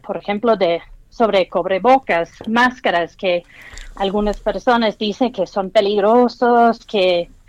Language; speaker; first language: Spanish; non-native, fluent; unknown